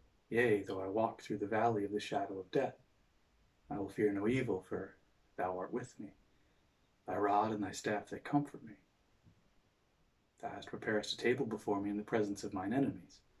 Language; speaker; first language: English; native; English